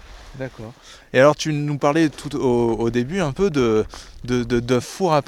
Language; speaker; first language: French; native; French